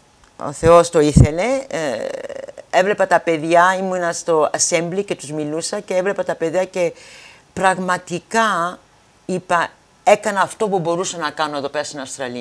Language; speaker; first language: Greek; early bilingual, heritage; Greek